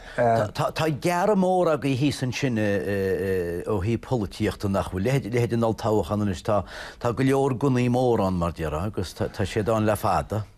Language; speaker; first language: Irish; native; Irish